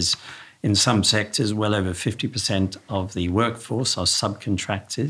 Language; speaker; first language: English; native; English